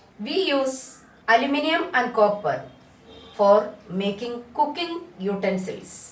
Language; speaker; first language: English; non-native, local second language; Malayalam